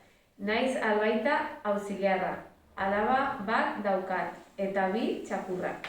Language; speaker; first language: Basque; non-native, learner; Spanish